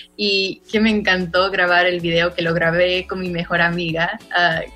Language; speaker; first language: Spanish; early bilingual, heritage; Spanish